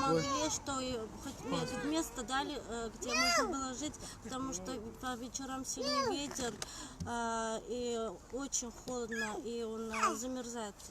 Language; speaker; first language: Russian; non-native, fluent; Armenian